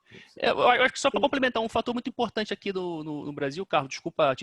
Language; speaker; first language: Portuguese; native; Portuguese